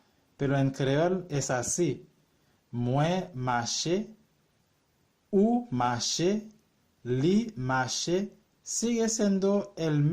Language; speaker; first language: Spanish; non-native, fluent; Haitian Creole